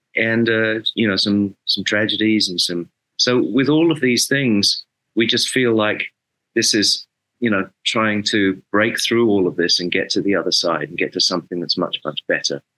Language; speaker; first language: English; native; English